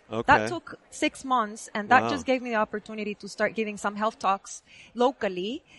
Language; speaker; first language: English; non-native, fluent; Spanish